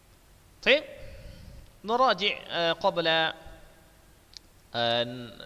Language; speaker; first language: Arabic; non-native, fluent; Indonesian